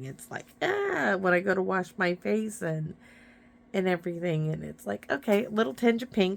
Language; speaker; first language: English; native; English